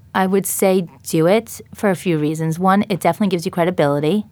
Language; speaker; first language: English; native; English